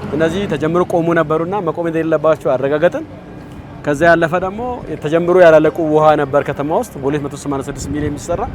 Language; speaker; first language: Amharic; non-native, local second language; Hadiyya